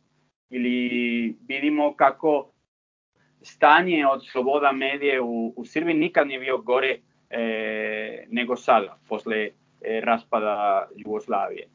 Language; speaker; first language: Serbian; non-native, fluent; Spanish